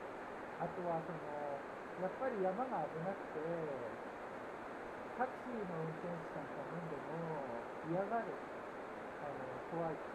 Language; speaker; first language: Japanese; non-native, fluent; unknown